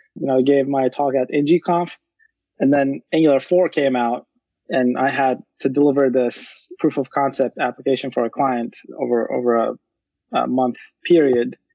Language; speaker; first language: English; non-native, fluent; Turkish